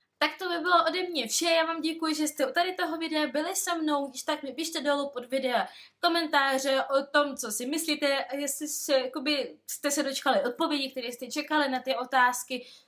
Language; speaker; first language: Czech; early bilingual, other home language; Russian